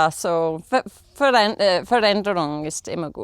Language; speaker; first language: German; non-native, learner; English